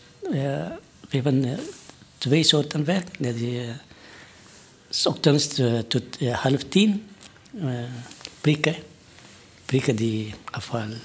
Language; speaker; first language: Dutch; non-native, learner; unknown